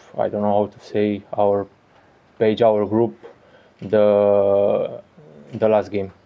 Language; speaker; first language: English; non-native, learner; Romanian